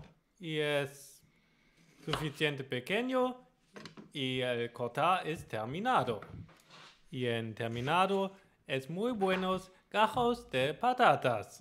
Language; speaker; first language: Spanish; non-native, learner; German